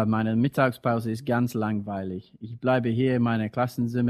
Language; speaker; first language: German; non-native, fluent; English